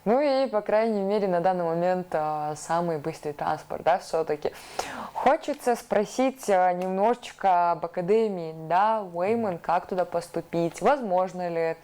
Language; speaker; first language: Russian; native; Russian